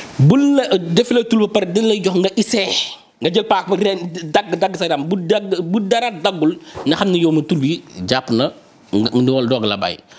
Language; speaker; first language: Wolof; non-native, local second language; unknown